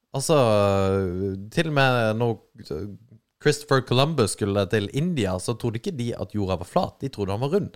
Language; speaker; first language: Norwegian; native; Norwegian